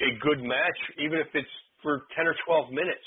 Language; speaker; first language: English; native; English